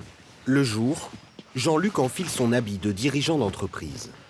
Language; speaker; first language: French; native; French